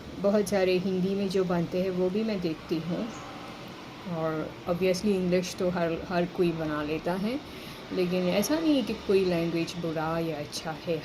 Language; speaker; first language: Hindi; native; Hindi